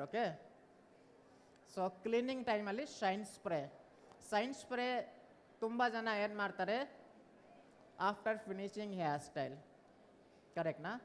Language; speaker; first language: Kannada; non-native, learner; Bangla